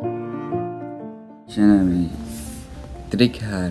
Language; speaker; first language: Swedish; non-native, learner; Arabic